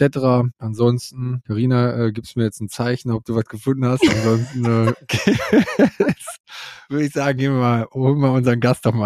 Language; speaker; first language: German; native; German